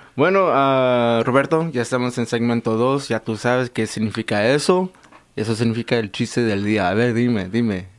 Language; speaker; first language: Spanish; native; Spanish